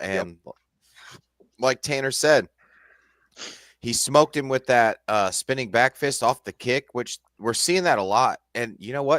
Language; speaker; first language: English; native; English